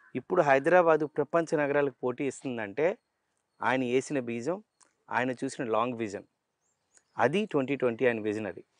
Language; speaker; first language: Telugu; native; Telugu